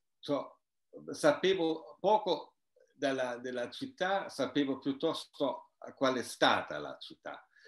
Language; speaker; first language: Italian; non-native, fluent; German